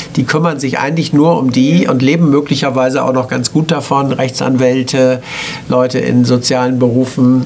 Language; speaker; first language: German; native; German